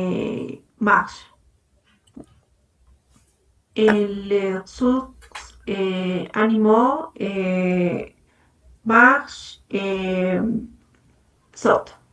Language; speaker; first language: French; non-native, learner; Spanish